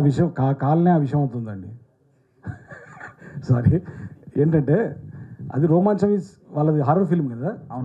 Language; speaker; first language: Telugu; native; Telugu